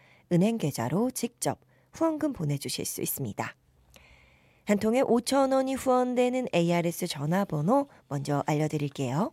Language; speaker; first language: Korean; native; Korean